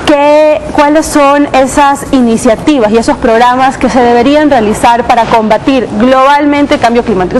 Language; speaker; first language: Spanish; native; Spanish